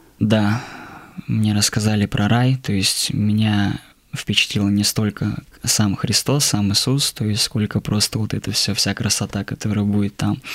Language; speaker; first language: Russian; native; Russian